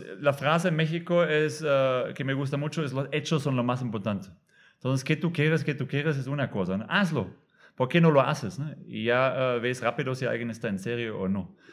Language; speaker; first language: Spanish; non-native, fluent; German